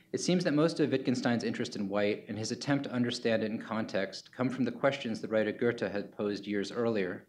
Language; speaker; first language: English; native; English